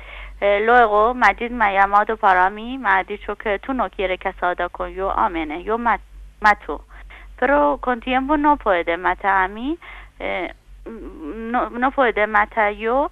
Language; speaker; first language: Spanish; non-native, learner; Persian